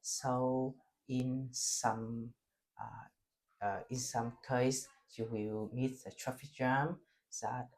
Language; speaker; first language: English; non-native, learner; Vietnamese